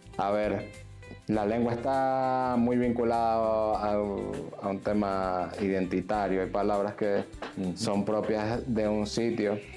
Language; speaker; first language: Spanish; native; Spanish